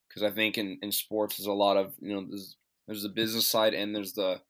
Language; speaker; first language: English; native; English